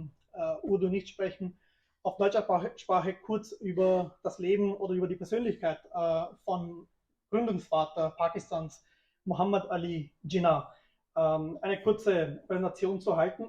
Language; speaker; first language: German; early bilingual, other home language; Urdu